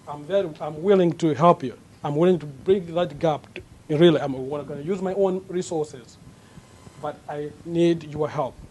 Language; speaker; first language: English; non-native, local second language; Nyanja